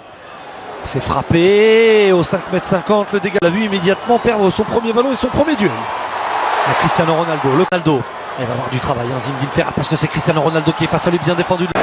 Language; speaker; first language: French; native; French